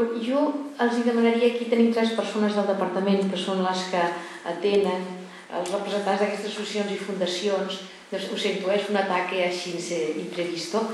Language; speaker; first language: Catalan; native; Catalan